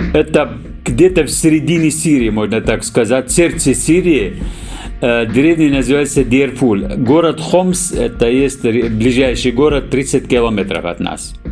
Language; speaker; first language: Russian; non-native, fluent; Arabic